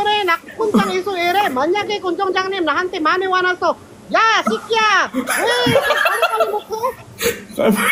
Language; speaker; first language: Korean; non-native, learner; Filipino